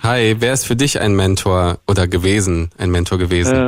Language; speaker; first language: German; native; German